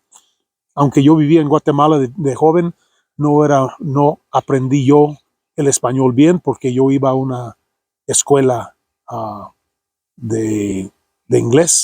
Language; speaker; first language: Spanish; non-native, fluent; English